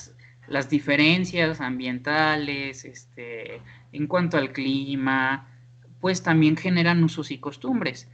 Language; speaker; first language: Spanish; native; Spanish